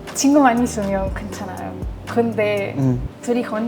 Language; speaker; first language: Korean; non-native, learner; Spanish